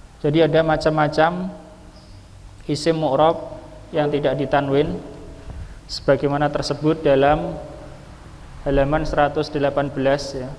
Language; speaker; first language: Indonesian; native; Indonesian